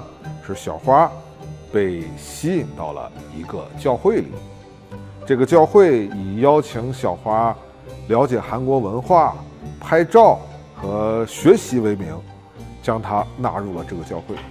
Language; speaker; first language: Chinese; native; Chinese